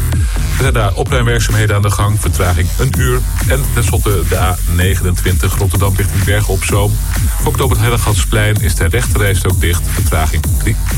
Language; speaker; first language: Dutch; native; Dutch